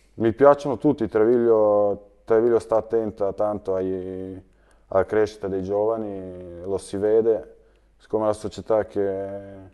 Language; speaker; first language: Italian; early bilingual, other home language; Serbian